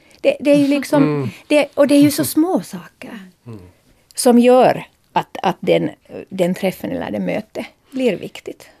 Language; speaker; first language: Swedish; native; Swedish